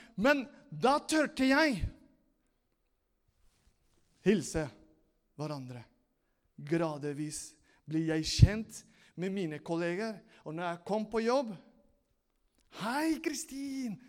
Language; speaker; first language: Norwegian; non-native, fluent; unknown